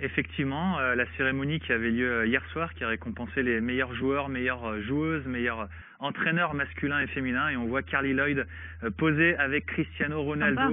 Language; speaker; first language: French; native; French